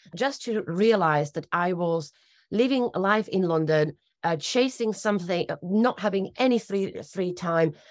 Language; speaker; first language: English; non-native, fluent; Slovak